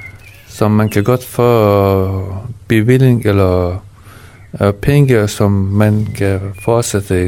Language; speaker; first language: Danish; non-native, fluent; Persian